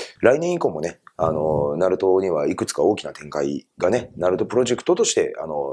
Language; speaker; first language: Japanese; native; Japanese